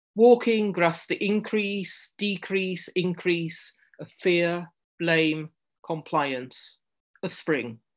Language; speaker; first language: English; native; English